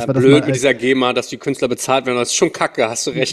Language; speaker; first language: German; native; German